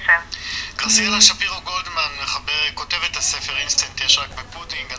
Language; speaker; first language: Hebrew; native; Hebrew